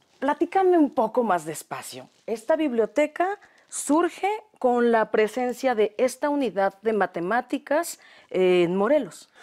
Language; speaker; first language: Spanish; native; Spanish